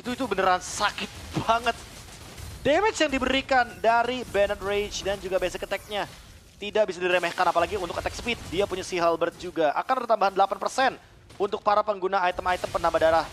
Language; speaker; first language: Indonesian; native; Indonesian